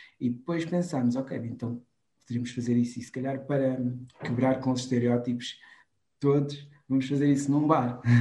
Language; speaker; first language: Portuguese; non-native, local second language; Kabuverdianu